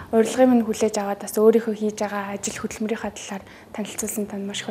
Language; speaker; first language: Mongolian; native; Mongolian